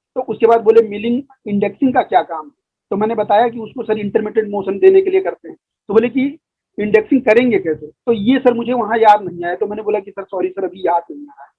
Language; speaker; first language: Hindi; native; Hindi